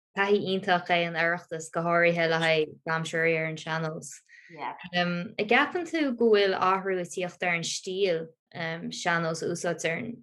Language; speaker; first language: Irish; native; Irish